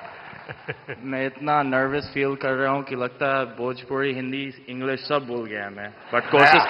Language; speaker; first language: Hindi; non-native, fluent; English